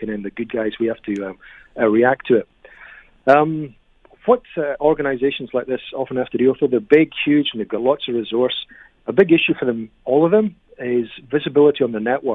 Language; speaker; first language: English; native; English